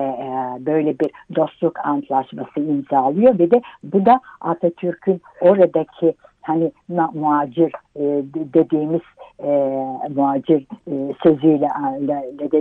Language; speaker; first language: Turkish; early bilingual, heritage; Turkish